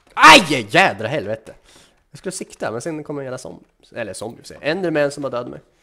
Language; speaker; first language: Swedish; native; Swedish